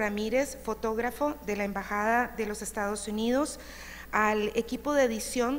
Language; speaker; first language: Spanish; native; Spanish